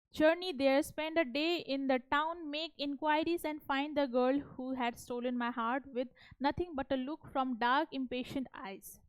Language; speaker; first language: English; non-native, local second language; Hindi